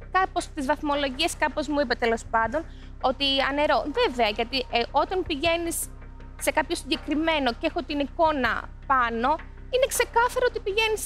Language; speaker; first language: Greek; native; Greek